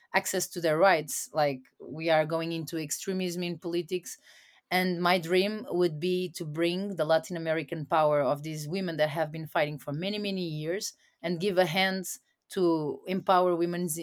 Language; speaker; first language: English; non-native, fluent; Portuguese